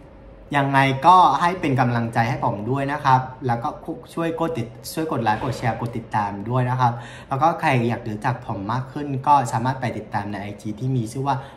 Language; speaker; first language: Thai; non-native, fluent; Vietnamese